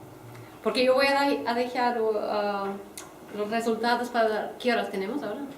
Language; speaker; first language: Spanish; non-native, fluent; Portuguese